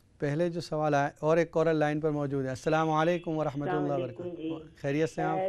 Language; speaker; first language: Urdu; native; Urdu